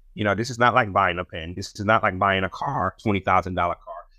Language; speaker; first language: English; non-native, fluent; Haitian Creole